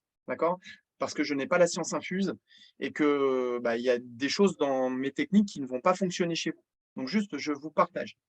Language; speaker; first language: French; native; French